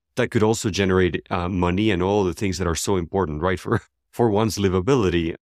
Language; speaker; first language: English; non-native, fluent; Spanish